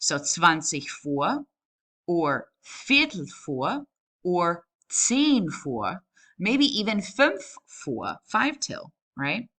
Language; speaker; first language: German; non-native, fluent; English